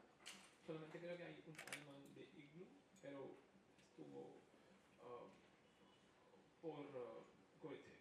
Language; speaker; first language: Spanish; non-native, fluent; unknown